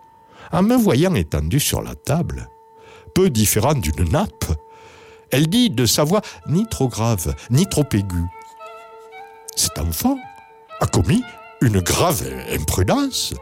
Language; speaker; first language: French; native; French